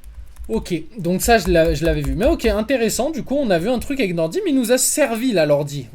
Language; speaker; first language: French; native; French